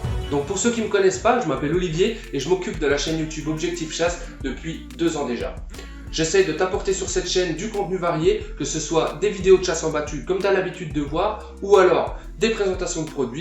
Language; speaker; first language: French; native; French